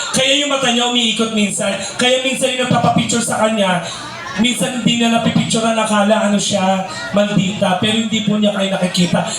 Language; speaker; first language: Filipino; native; Filipino